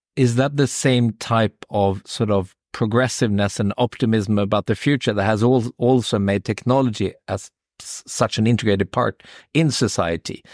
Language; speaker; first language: English; non-native, fluent; Swedish